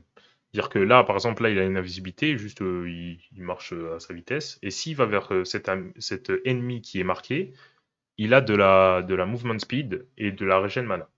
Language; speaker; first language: French; native; French